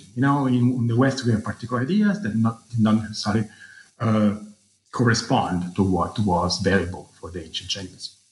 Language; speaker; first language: English; non-native, fluent; Italian